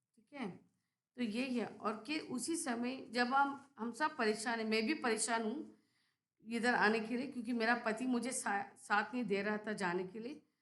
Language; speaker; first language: Hindi; non-native, local second language; Bangla